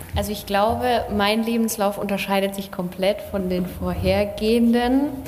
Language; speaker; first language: German; native; German